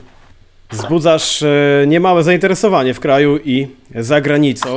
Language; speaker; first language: Polish; native; Polish